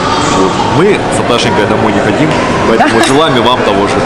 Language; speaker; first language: Russian; native; Russian